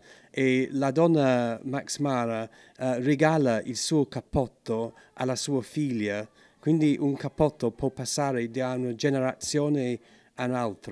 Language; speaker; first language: Italian; non-native, fluent; English